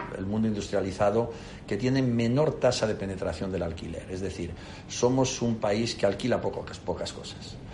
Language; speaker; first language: Spanish; native; Spanish